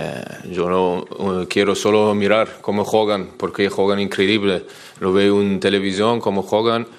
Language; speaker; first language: Spanish; non-native, fluent; German